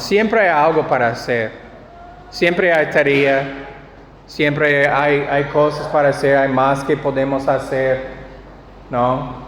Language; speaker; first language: Spanish; non-native, fluent; English